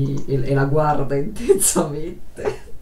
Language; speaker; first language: Italian; native; Italian